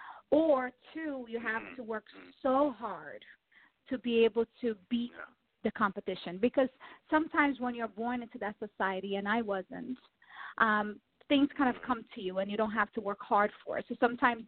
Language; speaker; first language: English; non-native, fluent; Portuguese